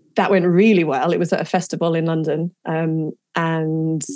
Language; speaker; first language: English; native; English